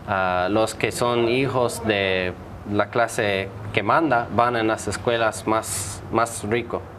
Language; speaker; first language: Spanish; non-native, fluent; English